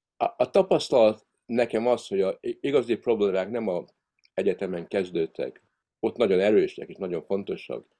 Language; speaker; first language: Hungarian; early bilingual, heritage; Hungarian